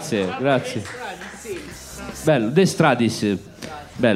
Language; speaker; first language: Italian; native; Italian